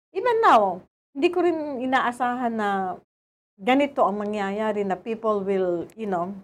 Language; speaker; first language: English; non-native, local second language; Filipino